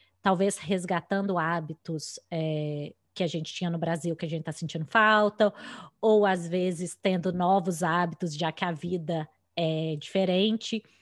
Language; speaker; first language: Portuguese; native; Portuguese